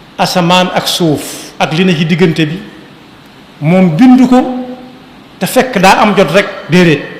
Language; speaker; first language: Wolof; native; Wolof